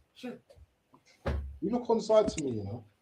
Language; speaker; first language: English; native; English